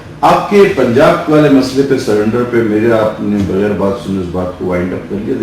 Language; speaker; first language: Urdu; non-native, local second language; Sindhi